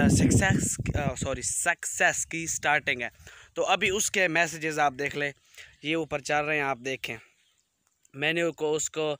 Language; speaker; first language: Urdu; non-native, local second language; Punjabi